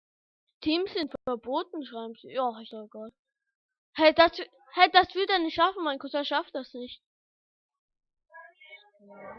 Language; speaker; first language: German; early bilingual, other home language; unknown